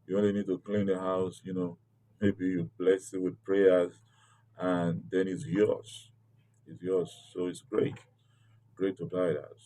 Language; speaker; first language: English; non-native, local second language; Yoruba